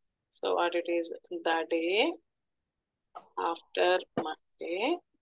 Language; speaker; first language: English; non-native, local second language; Telugu